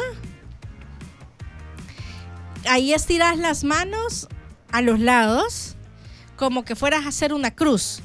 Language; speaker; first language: Spanish; native; Spanish